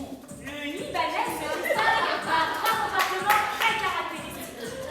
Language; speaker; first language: French; native; French